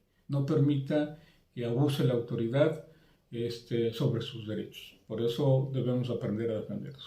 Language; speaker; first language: Spanish; native; Spanish